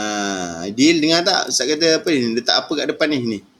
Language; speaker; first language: Malay; native; Malay